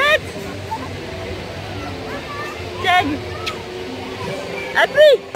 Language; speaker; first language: French; native; French